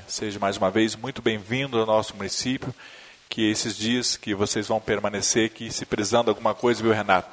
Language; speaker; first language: Portuguese; native; Portuguese